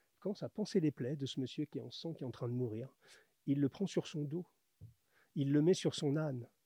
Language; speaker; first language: French; native; French